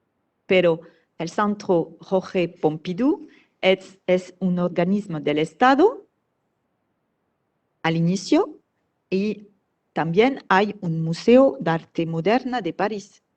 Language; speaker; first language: Spanish; non-native, fluent; French